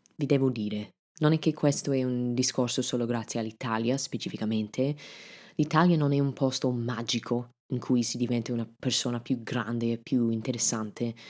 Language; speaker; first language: Italian; non-native, fluent; English